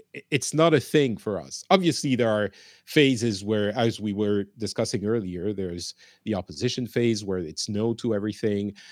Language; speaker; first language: English; non-native, fluent; Arabic